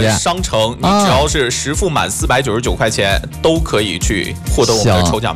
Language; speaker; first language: Chinese; native; Chinese